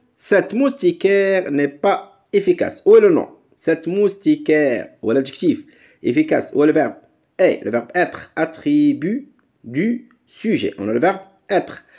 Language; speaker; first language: French; non-native, local second language; Arabic